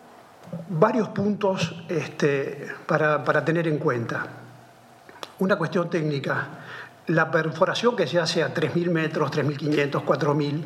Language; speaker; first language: Spanish; native; Spanish